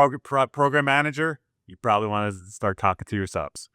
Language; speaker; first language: English; native; English